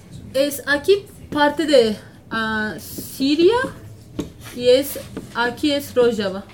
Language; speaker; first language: Spanish; non-native, learner; Kurdish